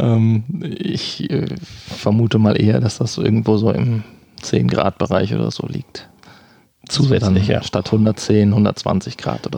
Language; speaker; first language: German; native; German